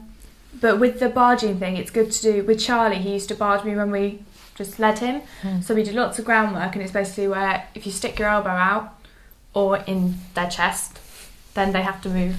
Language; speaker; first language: English; native; English